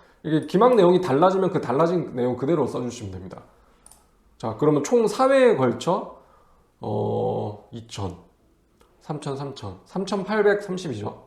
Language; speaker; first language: Korean; native; Korean